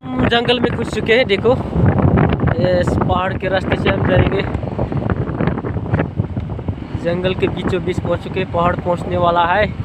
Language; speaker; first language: Hindi; non-native, local second language; Bodo